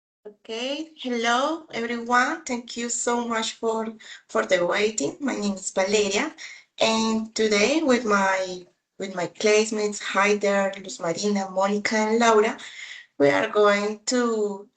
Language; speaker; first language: English; non-native, learner; Spanish